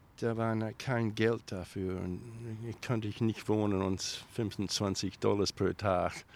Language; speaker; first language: German; early bilingual, heritage; German